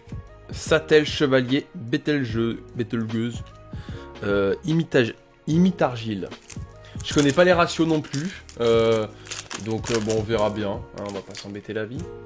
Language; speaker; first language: French; native; French